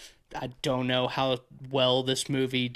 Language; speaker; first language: English; native; English